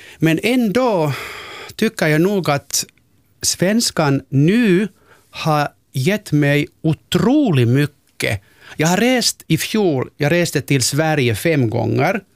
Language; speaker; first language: Swedish; non-native, local second language; Finnish